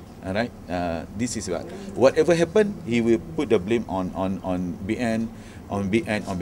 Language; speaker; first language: English; non-native, local second language; Malay